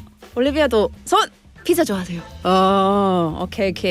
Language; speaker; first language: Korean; non-native, learner; English